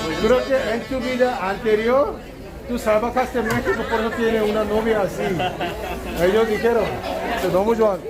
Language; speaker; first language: Spanish; non-native, fluent; Korean